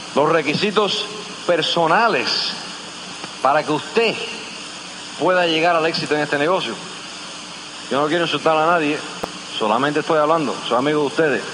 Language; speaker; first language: Spanish; early bilingual, heritage; Spanish